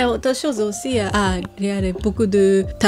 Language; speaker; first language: French; non-native, learner; Japanese